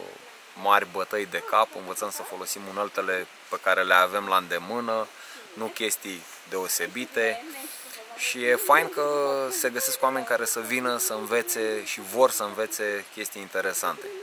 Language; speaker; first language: Romanian; native; Romanian